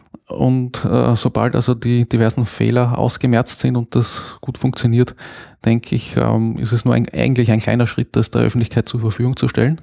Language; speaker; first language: German; native; German